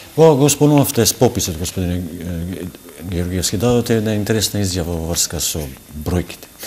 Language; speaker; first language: Macedonian; non-native, local second language; Albanian